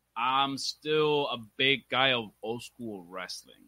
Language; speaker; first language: English; early bilingual, other home language; Spanish